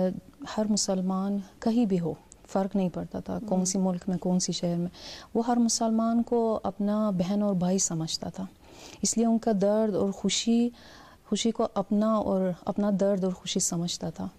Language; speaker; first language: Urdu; non-native, fluent; Persian